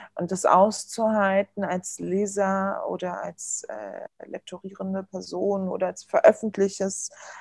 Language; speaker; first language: German; early bilingual, other home language; Turkish